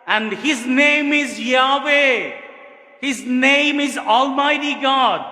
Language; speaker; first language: English; non-native, local second language; Tamil